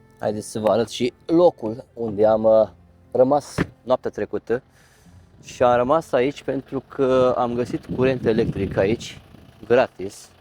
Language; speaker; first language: Romanian; native; Romanian